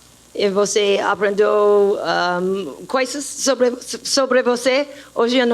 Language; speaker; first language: Portuguese; non-native, learner; English